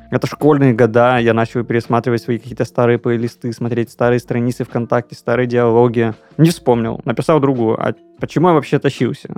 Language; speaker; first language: Russian; native; Russian